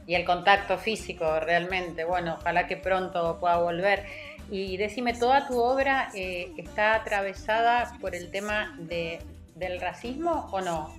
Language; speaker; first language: Spanish; native; Spanish